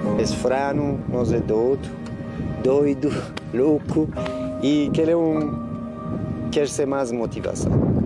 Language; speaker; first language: Portuguese; non-native, learner; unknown